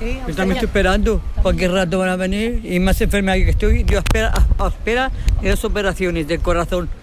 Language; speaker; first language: Spanish; non-native, learner; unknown